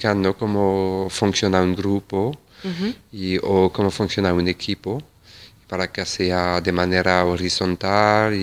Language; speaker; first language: Spanish; non-native, fluent; French